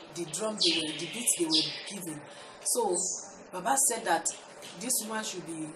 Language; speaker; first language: English; non-native, local second language; Yoruba